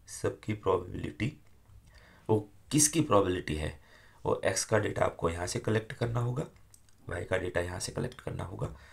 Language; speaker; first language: Hindi; non-native, local second language; Gujarati